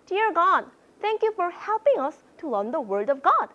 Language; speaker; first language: English; non-native, fluent; Korean